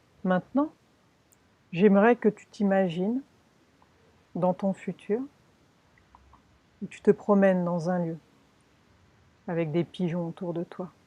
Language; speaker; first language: French; native; French